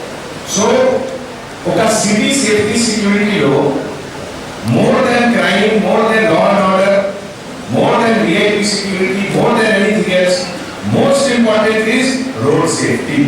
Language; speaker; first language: Telugu; non-native, fluent; Hindi